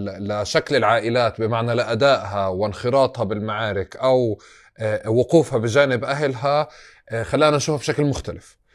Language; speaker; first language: Arabic; native; Arabic